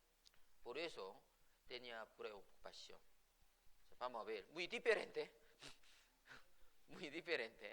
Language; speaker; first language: Spanish; non-native, fluent; Korean